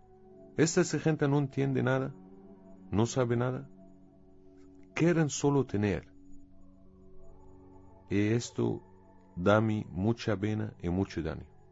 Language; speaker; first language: Spanish; non-native, learner; Arabic